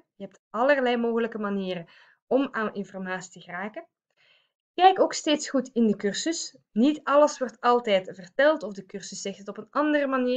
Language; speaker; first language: Dutch; native; Dutch